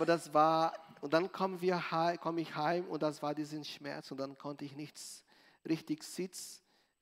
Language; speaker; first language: German; non-native, learner; Portuguese